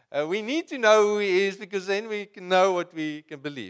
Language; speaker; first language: English; non-native, local second language; Afrikaans